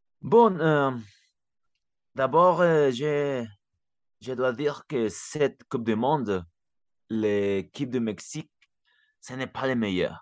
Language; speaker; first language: French; non-native, learner; Spanish